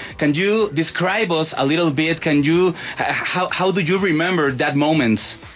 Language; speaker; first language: English; non-native, fluent; Spanish